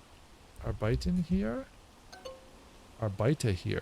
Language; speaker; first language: German; non-native, learner; English